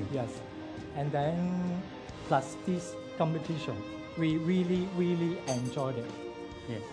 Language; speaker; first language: English; non-native, local second language; Cantonese